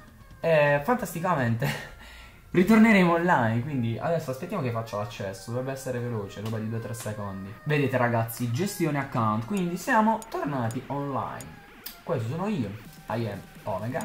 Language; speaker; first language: Italian; native; Italian